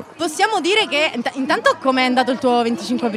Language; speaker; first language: Italian; native; Italian